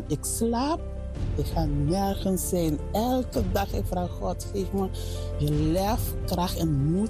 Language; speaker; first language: Dutch; non-native, fluent; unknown